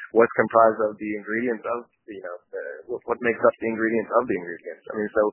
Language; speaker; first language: English; early bilingual, other home language; Japanese